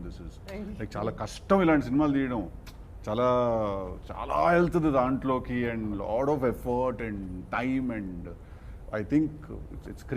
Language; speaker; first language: Telugu; native; Telugu